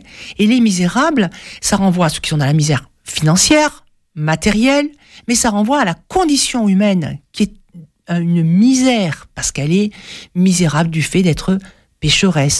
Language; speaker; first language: French; native; French